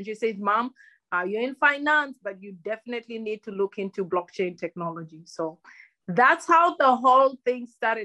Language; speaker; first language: English; non-native, local second language; Luyia